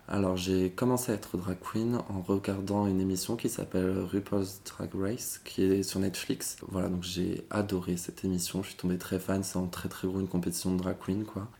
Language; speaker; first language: French; native; French